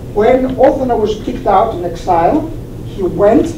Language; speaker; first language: English; non-native, fluent; Greek